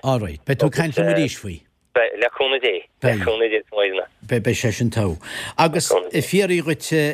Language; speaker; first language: Irish; native; Irish